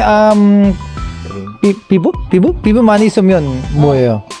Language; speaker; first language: Korean; non-native, learner; Filipino